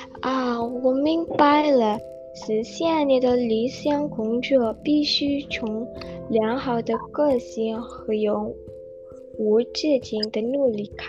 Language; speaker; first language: Chinese; non-native, learner; Indonesian